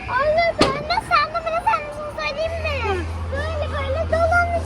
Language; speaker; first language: Turkish; native; Turkish